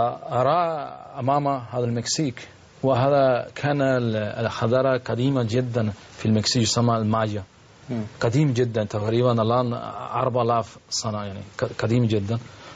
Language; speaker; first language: Arabic; non-native, learner; Spanish